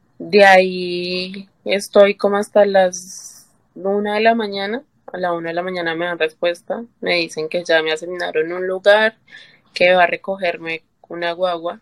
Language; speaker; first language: Spanish; native; Spanish